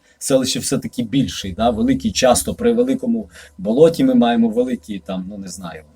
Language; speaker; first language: Ukrainian; native; Ukrainian